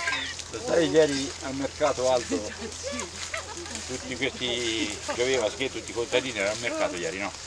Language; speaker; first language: Italian; native; Italian